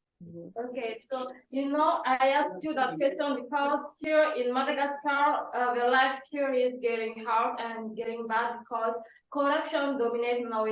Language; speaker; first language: English; non-native, learner; Malagasy